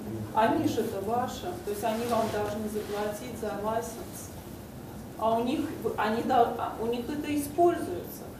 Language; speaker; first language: Russian; native; Russian